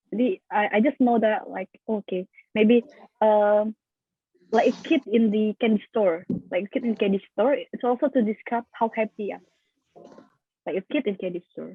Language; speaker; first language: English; non-native, learner; Indonesian